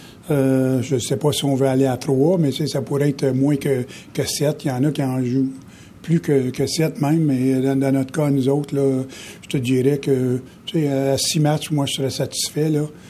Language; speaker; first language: French; native; French